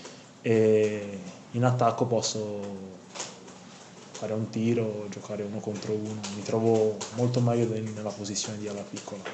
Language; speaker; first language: Italian; non-native, fluent; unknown